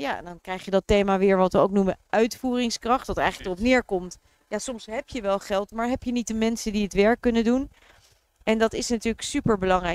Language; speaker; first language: Dutch; native; Dutch